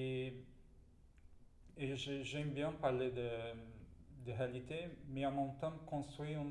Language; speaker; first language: French; non-native, fluent; Portuguese